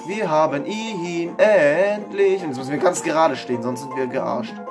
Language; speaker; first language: German; native; German